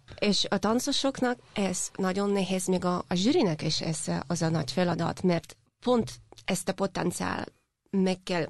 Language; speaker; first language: Hungarian; non-native, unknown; Russian